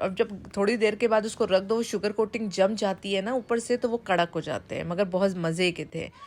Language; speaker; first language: Hindi; native; Hindi